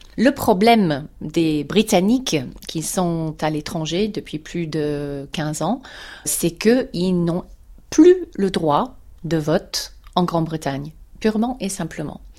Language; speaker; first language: French; non-native, fluent; English